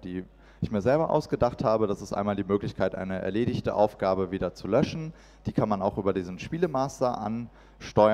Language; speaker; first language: German; native; German